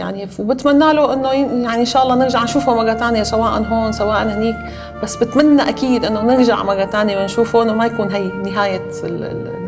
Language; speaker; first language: Arabic; native; Arabic